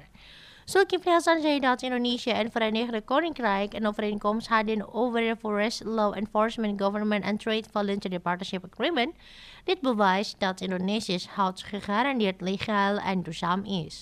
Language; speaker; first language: Dutch; non-native, fluent; Indonesian